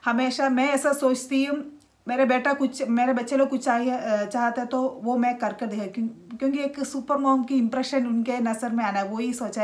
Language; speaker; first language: Hindi; non-native, local second language; Malayalam